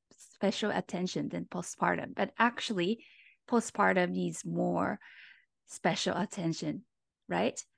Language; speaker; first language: English; non-native, fluent; Japanese